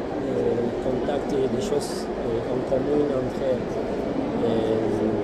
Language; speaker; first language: French; non-native, fluent; Spanish